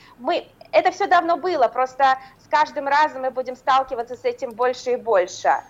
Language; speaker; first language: Russian; native; Russian